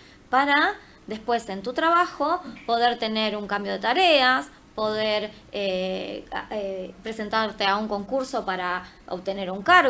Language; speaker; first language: Spanish; native; Spanish